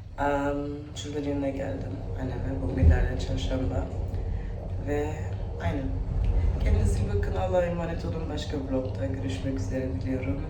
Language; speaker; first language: Turkish; early bilingual, heritage; Turkish